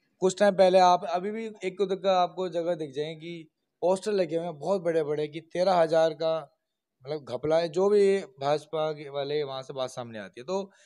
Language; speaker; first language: Hindi; native; Hindi